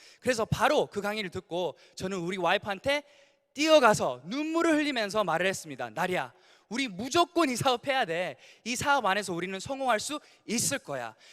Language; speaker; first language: Korean; early bilingual, heritage; English